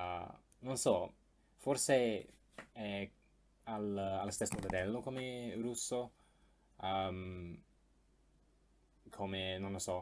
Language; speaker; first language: Italian; non-native, learner; English